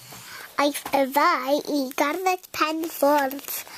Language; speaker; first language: Welsh; non-native, local second language; English